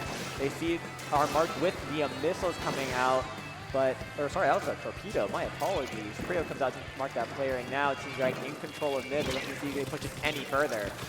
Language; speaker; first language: English; native; English